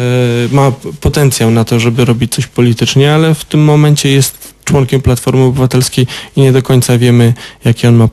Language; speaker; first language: Polish; native; Polish